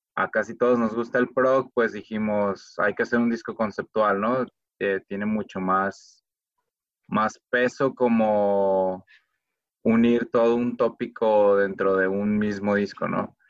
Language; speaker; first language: Spanish; native; Spanish